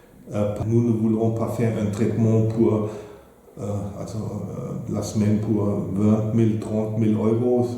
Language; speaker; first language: French; non-native, fluent; German